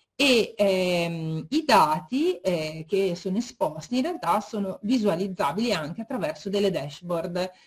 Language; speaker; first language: Italian; native; Italian